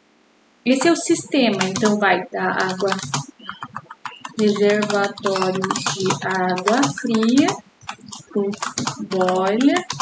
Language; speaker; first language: Portuguese; native; Portuguese